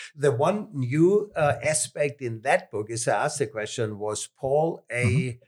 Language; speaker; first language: English; non-native, fluent; German